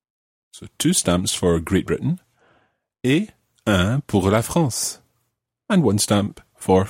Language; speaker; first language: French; non-native, fluent; English